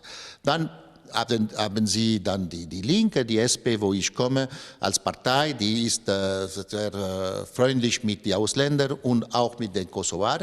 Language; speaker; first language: German; non-native, local second language; French